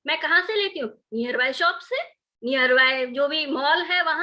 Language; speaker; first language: Hindi; native; Hindi